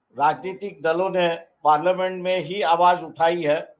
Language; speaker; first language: Hindi; non-native, local second language; Marathi